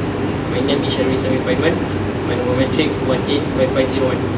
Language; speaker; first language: English; non-native, local second language; Malay